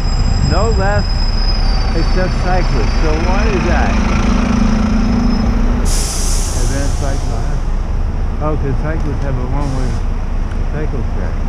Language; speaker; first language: English; native; English